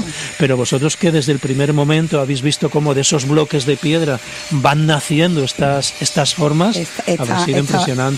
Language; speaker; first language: Spanish; native; Spanish